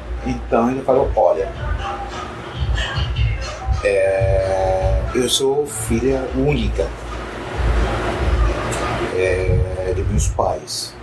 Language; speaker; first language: Portuguese; non-native, fluent; Arabic